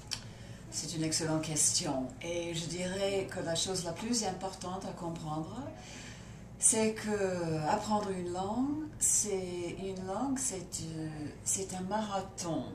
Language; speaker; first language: French; non-native, fluent; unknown